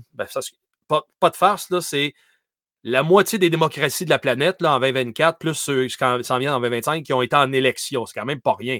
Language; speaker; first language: French; native; French